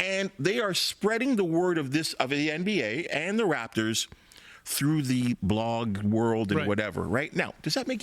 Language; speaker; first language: English; native; English